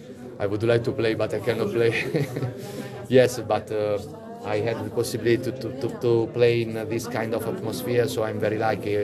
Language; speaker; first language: English; non-native, fluent; Italian